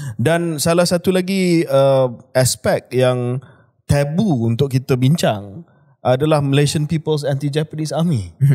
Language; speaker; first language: Malay; early bilingual, heritage; Malay